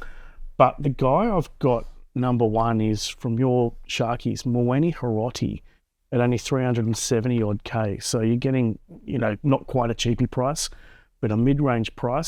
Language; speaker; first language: English; native; English